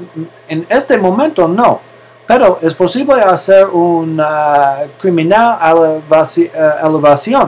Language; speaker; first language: Spanish; non-native, learner; English